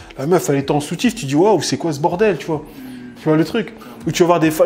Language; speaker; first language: French; native; French